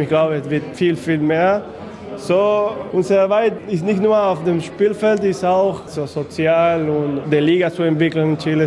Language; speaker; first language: German; non-native, fluent; Spanish